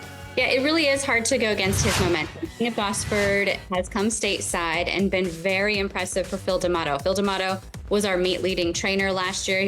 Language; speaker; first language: English; native; English